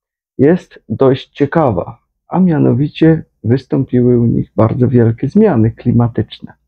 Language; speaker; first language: Polish; native; Polish